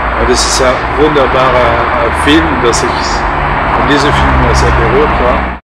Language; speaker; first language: German; non-native, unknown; French